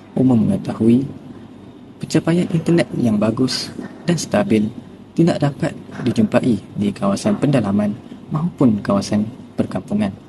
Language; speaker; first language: Malay; native; Malay